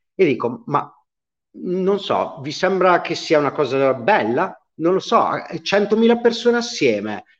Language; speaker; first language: Italian; native; Italian